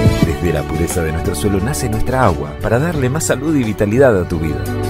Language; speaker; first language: Spanish; native; Spanish